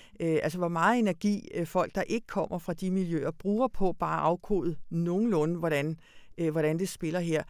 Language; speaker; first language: Danish; early bilingual, other home language; Hungarian